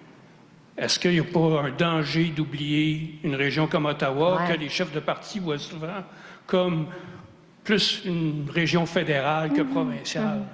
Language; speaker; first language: French; native; French